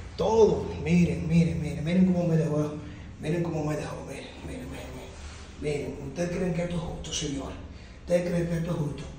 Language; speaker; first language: Spanish; native; Spanish